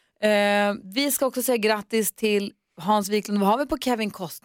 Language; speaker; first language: Swedish; native; Swedish